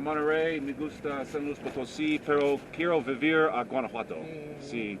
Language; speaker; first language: Spanish; non-native, learner; English